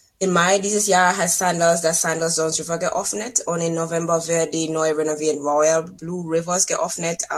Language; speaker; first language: German; non-native, fluent; English